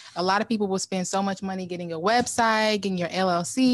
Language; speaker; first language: English; native; English